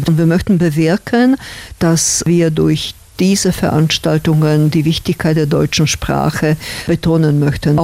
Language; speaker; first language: German; non-native, fluent; Slovak